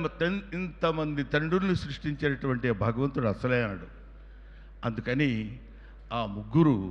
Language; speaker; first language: Telugu; native; Telugu